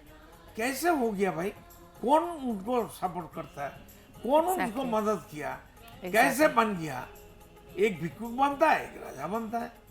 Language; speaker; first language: Hindi; non-native, local second language; Bangla